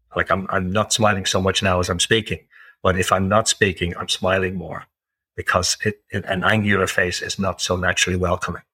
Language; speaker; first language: English; native; English